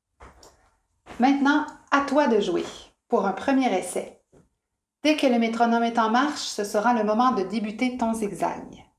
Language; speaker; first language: French; native; French